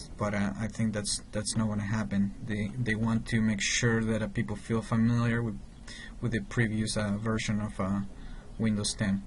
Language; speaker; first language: English; non-native, fluent; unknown